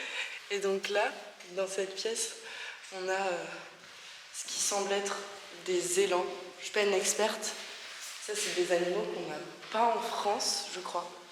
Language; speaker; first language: French; native; French